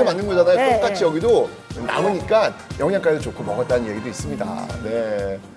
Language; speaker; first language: Korean; native; Korean